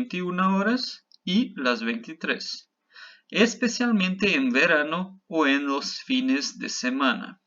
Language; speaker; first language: Spanish; non-native, fluent; Portuguese